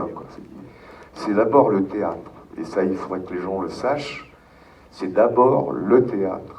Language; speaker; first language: French; native; French